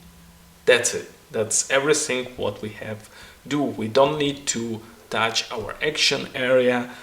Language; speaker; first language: English; non-native, fluent; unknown